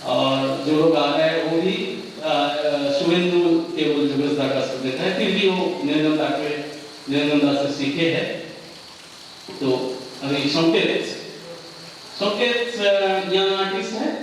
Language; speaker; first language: Hindi; non-native, local second language; Bangla